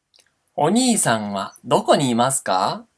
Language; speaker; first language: Japanese; non-native, fluent; Portuguese